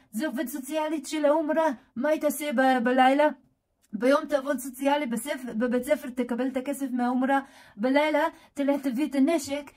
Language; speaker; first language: Hebrew; non-native, local second language; Arabic